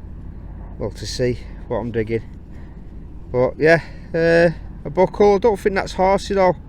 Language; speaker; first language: English; native; English